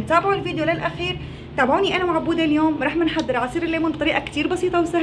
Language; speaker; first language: Arabic; native; Arabic